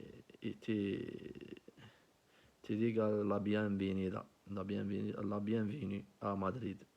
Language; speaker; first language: Spanish; non-native, learner; Arabic